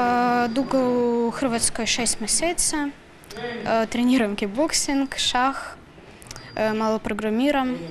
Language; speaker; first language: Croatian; non-native, learner; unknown